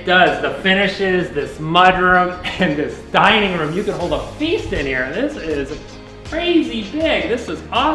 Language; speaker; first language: English; native; English